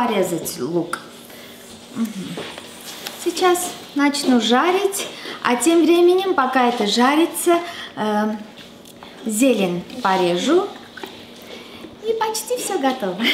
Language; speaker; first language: Russian; non-native, local second language; Armenian